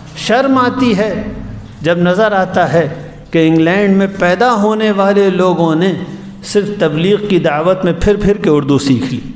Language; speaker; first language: Urdu; native; Urdu